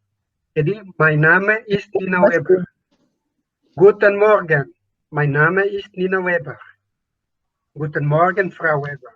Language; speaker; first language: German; non-native, fluent; Indonesian